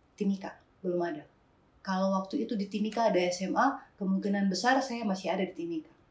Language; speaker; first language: Indonesian; native; Indonesian